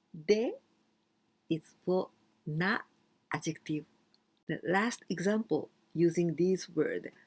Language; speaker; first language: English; non-native, fluent; Japanese